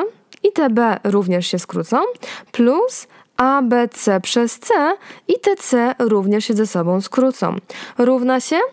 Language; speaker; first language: Polish; native; Polish